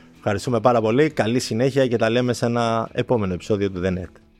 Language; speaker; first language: Greek; native; Greek